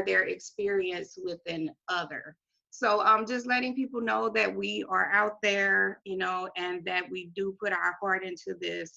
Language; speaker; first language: English; native; English